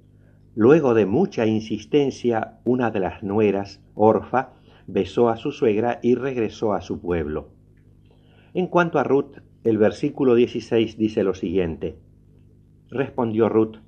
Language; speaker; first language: Spanish; native; Spanish